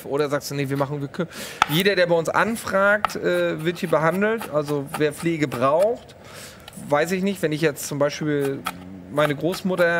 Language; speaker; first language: German; native; German